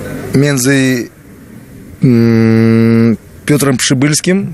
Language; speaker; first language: Polish; non-native, fluent; Russian